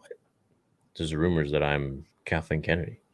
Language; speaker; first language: English; native; English